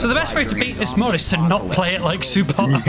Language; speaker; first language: English; native; English